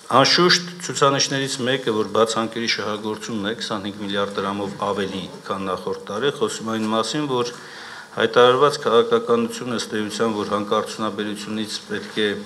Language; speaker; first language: Armenian; native; Armenian